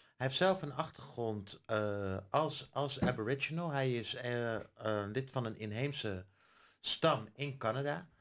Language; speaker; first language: Dutch; native; Dutch